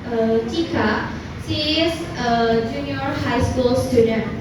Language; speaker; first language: English; non-native, learner; Indonesian